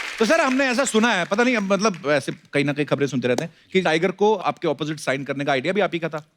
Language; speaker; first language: Hindi; non-native, local second language; Punjabi